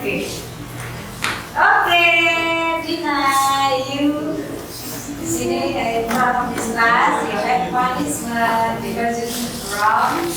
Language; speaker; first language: English; non-native, local second language; Indonesian